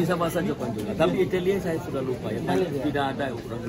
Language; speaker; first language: Indonesian; non-native, learner; Hindi